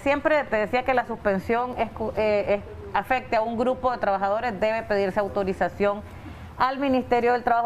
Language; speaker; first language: Spanish; native; Spanish